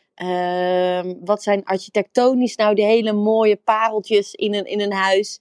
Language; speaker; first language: Dutch; native; Dutch